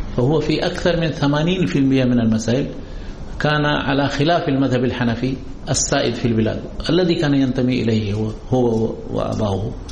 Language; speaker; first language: Arabic; non-native, fluent; Urdu